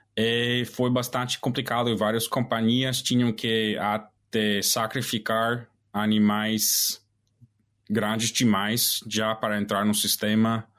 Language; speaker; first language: Portuguese; non-native, fluent; English